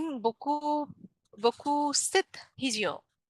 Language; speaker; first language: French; non-native, learner; Bangla